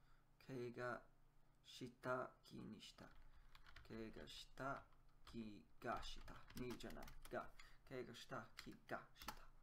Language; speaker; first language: Japanese; non-native, learner; English